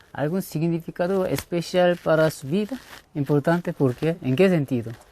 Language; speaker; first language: Spanish; non-native, learner; Korean